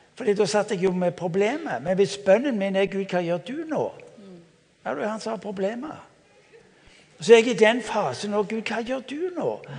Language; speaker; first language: Norwegian; native; Norwegian